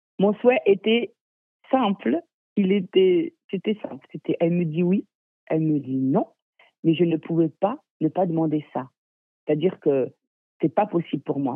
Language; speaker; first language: French; native; French